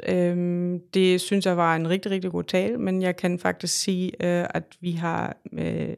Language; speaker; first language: Danish; non-native, fluent; German